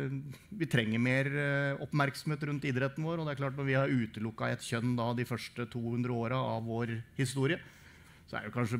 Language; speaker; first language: Norwegian; native; Norwegian